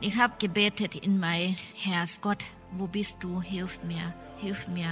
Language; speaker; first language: German; non-native, learner; Thai